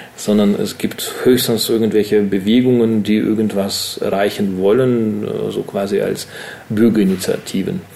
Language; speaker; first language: German; early bilingual, other home language; Russian